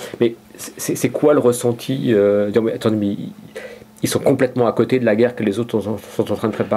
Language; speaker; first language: French; native; French